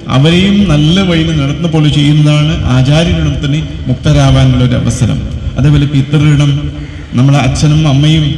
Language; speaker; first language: Malayalam; non-native, local second language; Kannada